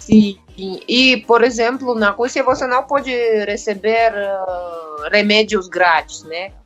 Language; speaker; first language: Portuguese; non-native, fluent; Russian